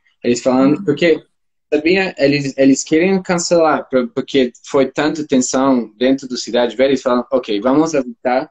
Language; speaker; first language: Portuguese; non-native, fluent; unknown